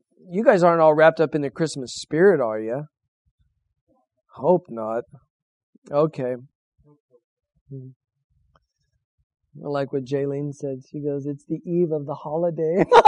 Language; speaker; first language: English; native; English